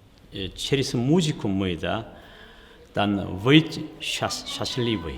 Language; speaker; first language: Russian; non-native, learner; Korean